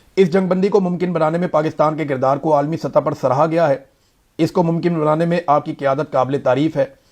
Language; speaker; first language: Urdu; native; Urdu